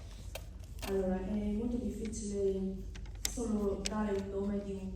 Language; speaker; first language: Italian; non-native, fluent; Korean